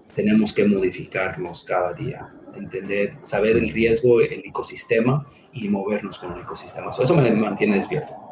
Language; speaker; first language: Spanish; early bilingual, heritage; Spanish